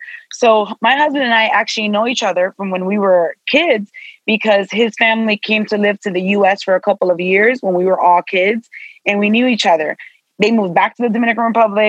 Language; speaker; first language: English; native; English